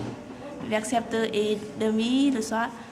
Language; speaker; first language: French; non-native, learner; Vietnamese